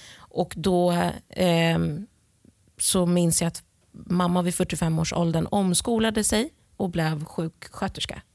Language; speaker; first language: Swedish; early bilingual, other home language; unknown